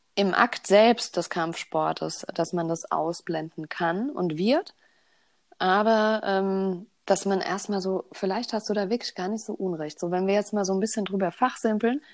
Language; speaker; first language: German; native; German